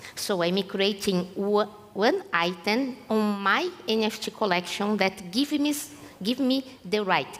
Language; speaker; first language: English; non-native, fluent; Portuguese